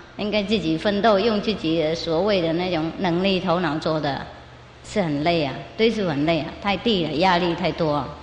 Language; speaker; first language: Chinese; non-native, fluent; Vietnamese